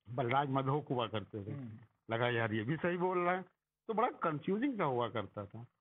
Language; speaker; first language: Hindi; native; Hindi